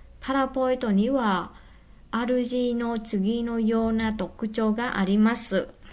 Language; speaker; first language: Japanese; non-native, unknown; Vietnamese